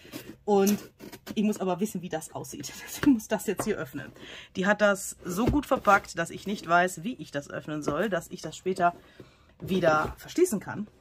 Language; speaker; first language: German; native; German